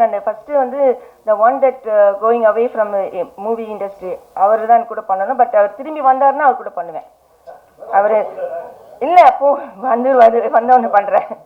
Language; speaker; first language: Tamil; non-native, learner; English